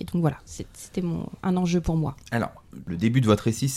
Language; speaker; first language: French; native; French